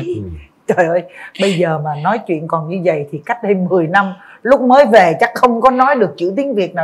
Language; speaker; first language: Vietnamese; native; Vietnamese